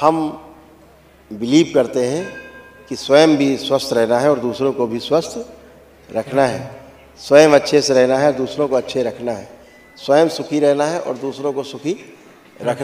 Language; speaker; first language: Hindi; native; Hindi